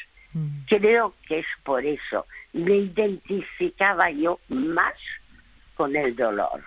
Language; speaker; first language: Spanish; early bilingual, other home language; French